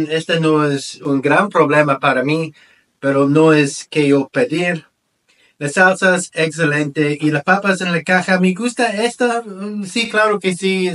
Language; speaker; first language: Spanish; non-native, learner; English